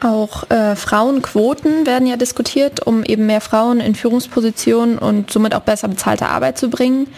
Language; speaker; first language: German; native; German